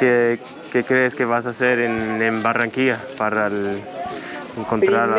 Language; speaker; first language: Spanish; non-native, learner; English